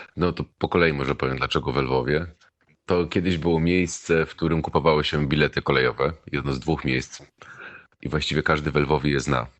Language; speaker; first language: Polish; native; Polish